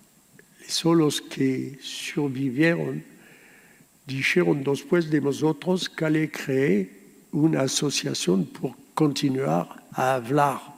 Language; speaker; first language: Spanish; early bilingual, heritage; Spanish